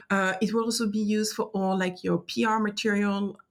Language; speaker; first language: English; non-native, fluent; French